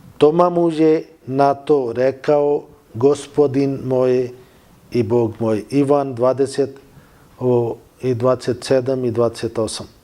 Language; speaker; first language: Bosnian; non-native, learner; Urdu